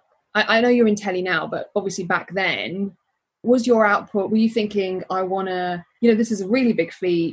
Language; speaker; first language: English; native; English